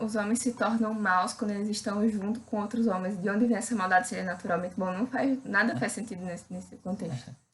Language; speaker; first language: Portuguese; native; Portuguese